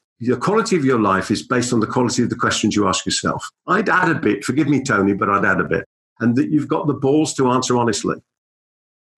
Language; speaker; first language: English; native; English